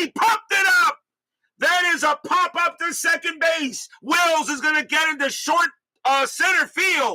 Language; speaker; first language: English; native; English